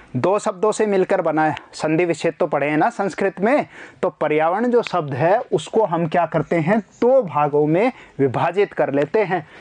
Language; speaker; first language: Hindi; native; Hindi